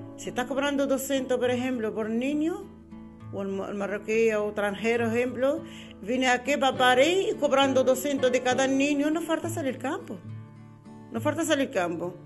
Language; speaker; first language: Spanish; non-native, learner; Arabic